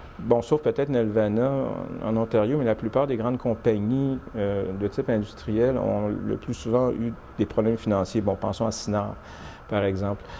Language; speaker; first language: French; native; French